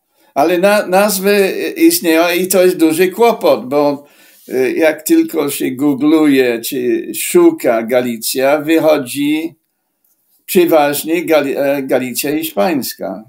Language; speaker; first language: Polish; non-native, fluent; English